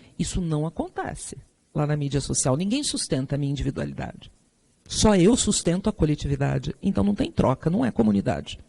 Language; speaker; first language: Portuguese; native; Portuguese